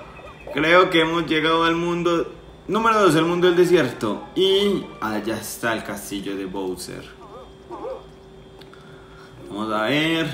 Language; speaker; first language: Spanish; native; Spanish